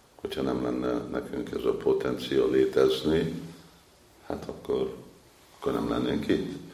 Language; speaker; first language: Hungarian; early bilingual, heritage; Hungarian